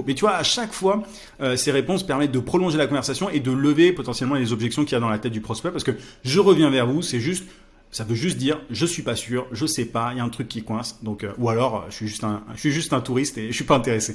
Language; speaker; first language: French; native; French